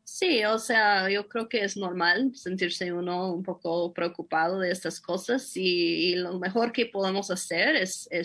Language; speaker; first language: Spanish; non-native, fluent; English